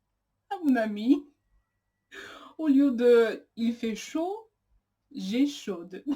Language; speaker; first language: French; non-native, learner; English